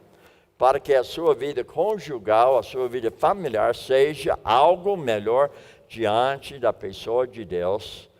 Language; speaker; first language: Portuguese; non-native, fluent; English